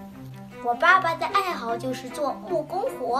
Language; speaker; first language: Chinese; early bilingual, heritage; Chinese